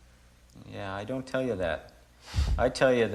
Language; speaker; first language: English; native; English